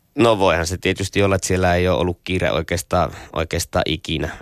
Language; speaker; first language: Finnish; native; Finnish